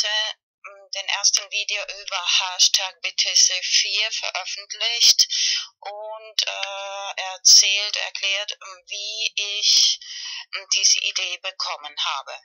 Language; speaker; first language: German; non-native, learner; Spanish